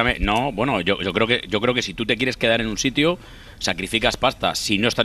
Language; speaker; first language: Spanish; native; Spanish